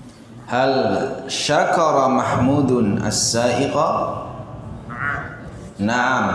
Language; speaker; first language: Arabic; non-native, fluent; Indonesian